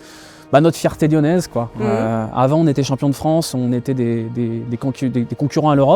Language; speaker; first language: French; native; French